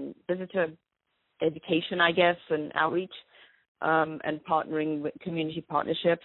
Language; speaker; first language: English; native; English